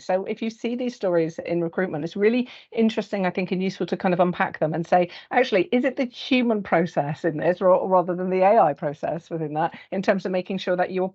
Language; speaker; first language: English; native; English